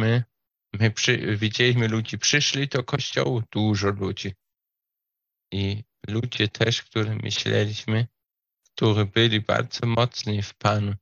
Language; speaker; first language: Polish; non-native, fluent; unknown